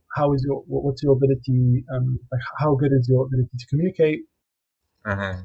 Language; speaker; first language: English; native; English